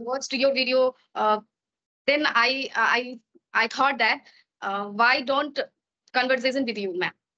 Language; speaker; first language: English; non-native, learner; Maithili